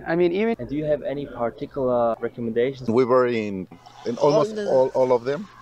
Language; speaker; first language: English; non-native, learner; Spanish